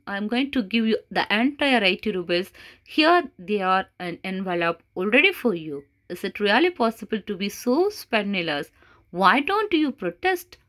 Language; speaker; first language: English; non-native, local second language; Tamil